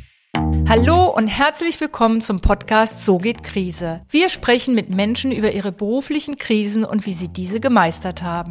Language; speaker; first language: German; native; German